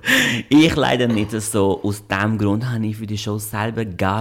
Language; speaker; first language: German; non-native, fluent; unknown